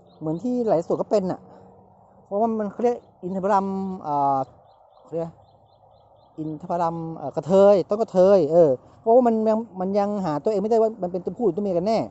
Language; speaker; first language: Thai; native; Thai